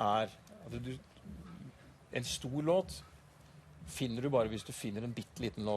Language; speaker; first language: Norwegian; native; Norwegian